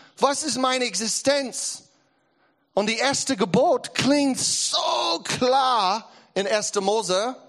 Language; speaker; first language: German; non-native, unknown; English